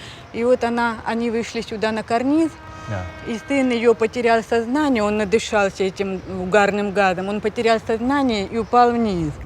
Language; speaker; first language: Russian; native; Russian